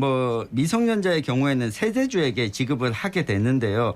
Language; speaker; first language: Korean; native; Korean